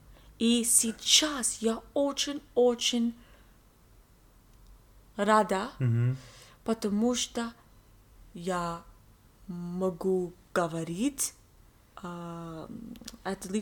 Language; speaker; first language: Russian; non-native, learner; English